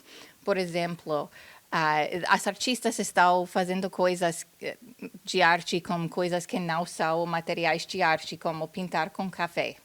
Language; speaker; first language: Portuguese; non-native, fluent; English